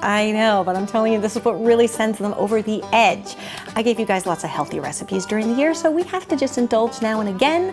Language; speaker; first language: English; native; English